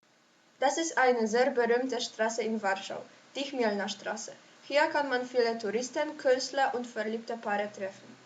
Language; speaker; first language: German; non-native, learner; Polish